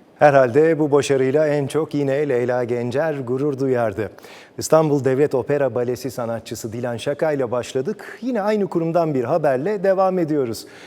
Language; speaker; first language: Turkish; native; Turkish